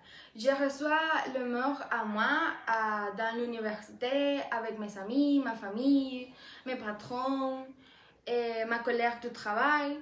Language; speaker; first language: French; non-native, learner; Spanish